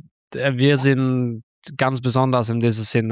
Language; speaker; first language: German; non-native, learner; Norwegian